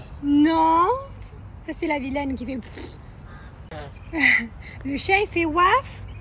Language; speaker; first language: French; native; French